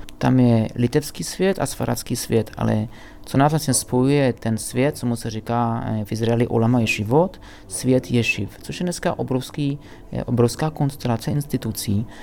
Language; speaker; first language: Czech; native; Czech